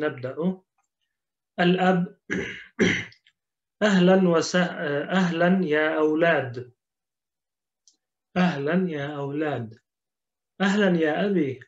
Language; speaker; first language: Arabic; non-native, fluent; Turkish